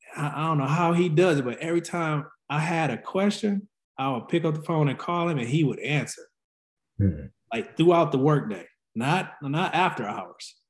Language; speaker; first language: English; native; English